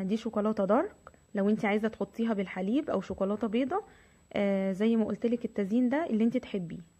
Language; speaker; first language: Arabic; native; Arabic